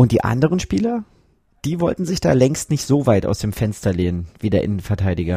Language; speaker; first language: German; native; German